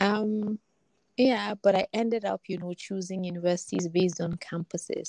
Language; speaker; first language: English; non-native, local second language; Hausa